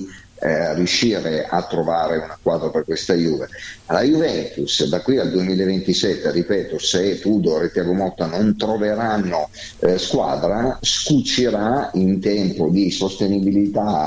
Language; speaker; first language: Italian; native; Italian